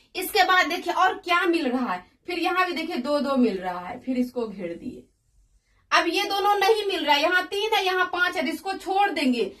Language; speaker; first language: Hindi; native; Hindi